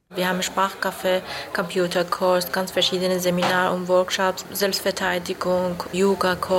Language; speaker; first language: German; non-native, learner; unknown